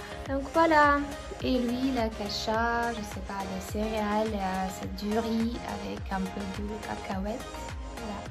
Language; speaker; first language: French; non-native, fluent; Russian